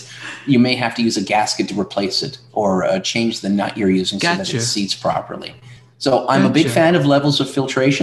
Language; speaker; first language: English; native; English